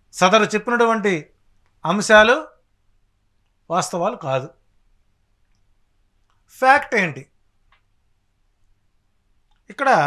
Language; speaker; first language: Telugu; native; Telugu